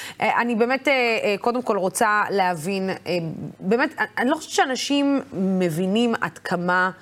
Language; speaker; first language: Hebrew; non-native, local second language; Arabic